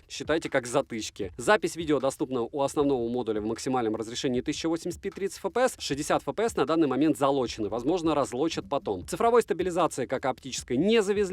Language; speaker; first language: Russian; native; Russian